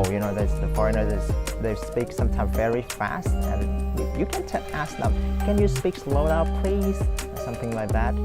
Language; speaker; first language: English; non-native, fluent; Vietnamese